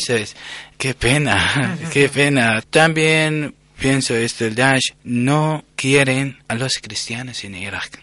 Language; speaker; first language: Spanish; non-native, learner; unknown